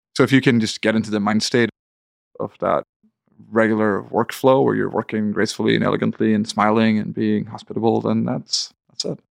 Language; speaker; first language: English; non-native, fluent; Swedish